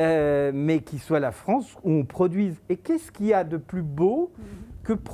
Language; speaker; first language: French; native; French